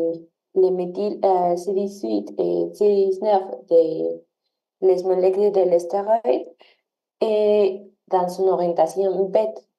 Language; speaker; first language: French; non-native, learner; Spanish